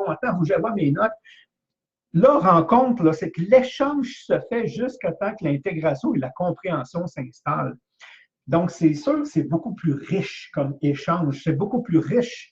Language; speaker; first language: French; native; French